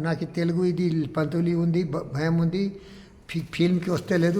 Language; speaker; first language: Telugu; non-native, learner; Hindi